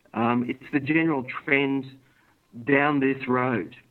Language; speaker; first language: English; native; English